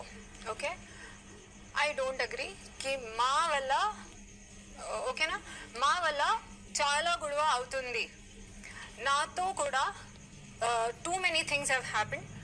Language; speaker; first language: Telugu; non-native, learner; Hindi